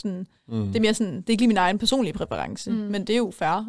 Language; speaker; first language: Danish; native; Danish